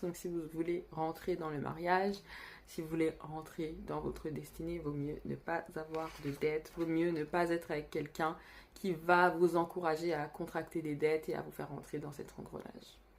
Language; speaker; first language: French; native; French